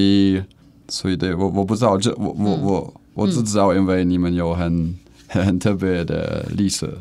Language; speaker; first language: Chinese; non-native, learner; Czech